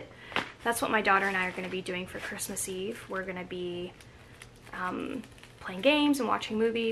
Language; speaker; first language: English; native; English